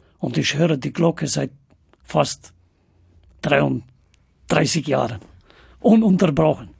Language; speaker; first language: German; non-native, fluent; Albanian